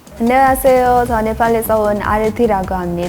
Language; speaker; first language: Korean; non-native, learner; Nepali